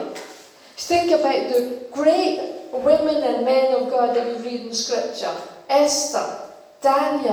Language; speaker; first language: English; non-native, fluent; Danish